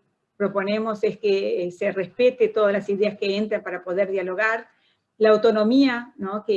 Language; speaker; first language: Spanish; non-native, fluent; Portuguese